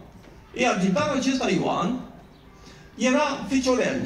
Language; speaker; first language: Romanian; native; Romanian